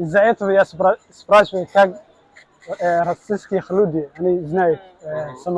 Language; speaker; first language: Russian; non-native, learner; Somali